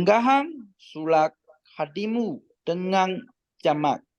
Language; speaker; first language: Indonesian; non-native, learner; Chinese